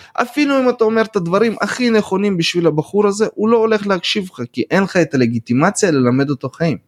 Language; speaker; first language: Hebrew; early bilingual, other home language; Russian